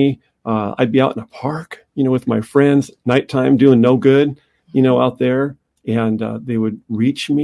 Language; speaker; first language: English; native; English